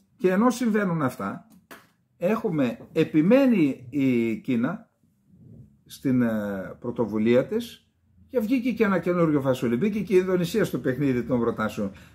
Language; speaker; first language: Greek; native; Greek